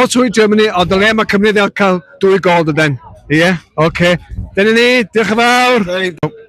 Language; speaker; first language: Welsh; native; Welsh